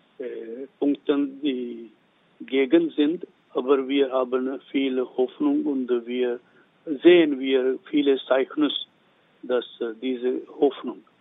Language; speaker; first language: German; non-native, learner; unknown